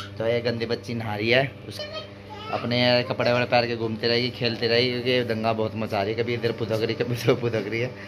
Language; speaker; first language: Hindi; native; Hindi